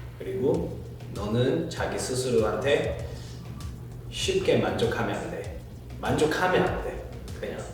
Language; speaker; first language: Korean; non-native, fluent; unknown